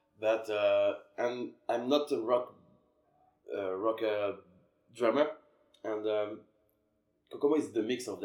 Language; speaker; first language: English; non-native, learner; French